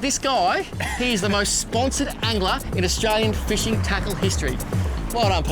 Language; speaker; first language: English; native; English